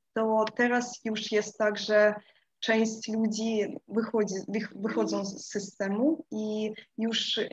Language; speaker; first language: Polish; non-native, fluent; Russian